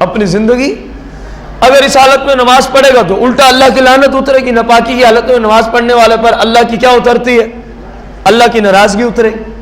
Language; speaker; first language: Urdu; non-native, local second language; Punjabi